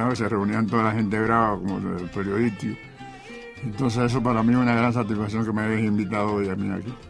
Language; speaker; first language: Spanish; native; Spanish